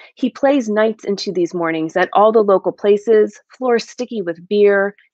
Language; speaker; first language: English; native; English